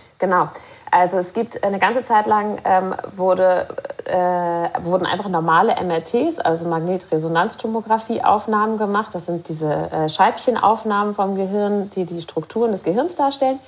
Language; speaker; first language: German; native; German